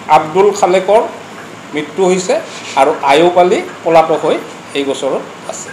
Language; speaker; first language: Assamese; native; Assamese